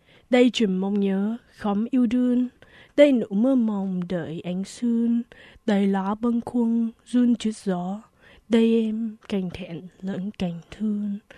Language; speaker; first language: Vietnamese; early bilingual, heritage; Vietnamese